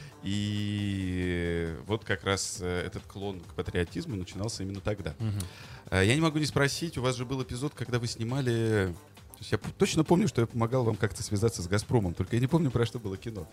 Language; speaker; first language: Russian; native; Russian